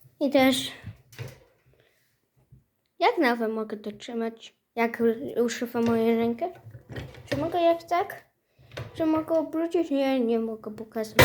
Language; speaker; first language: Polish; early bilingual, heritage; Polish